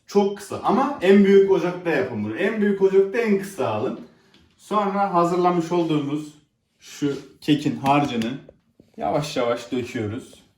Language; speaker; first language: Turkish; native; Turkish